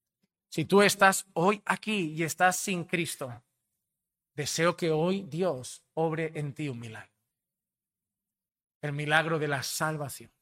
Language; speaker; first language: Spanish; native; Spanish